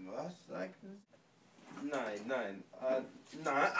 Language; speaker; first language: German; non-native, learner; English